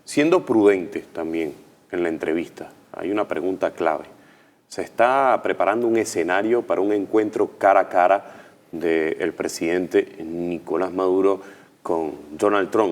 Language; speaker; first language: Spanish; native; Spanish